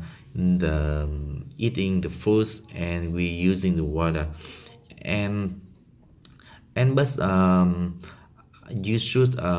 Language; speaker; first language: English; non-native, learner; Vietnamese